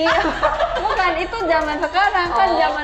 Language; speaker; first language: Indonesian; early bilingual, other home language; Korean